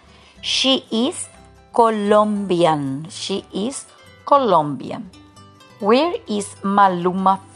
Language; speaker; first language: English; non-native, learner; Spanish